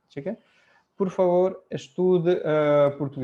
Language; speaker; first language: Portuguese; non-native, fluent; Hindi